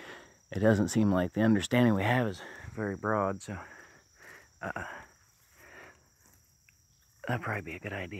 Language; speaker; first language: English; native; English